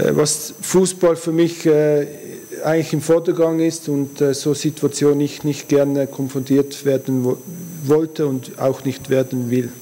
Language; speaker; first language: German; early bilingual, other home language; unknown